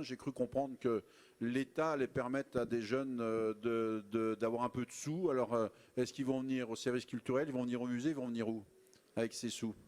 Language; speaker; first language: French; native; French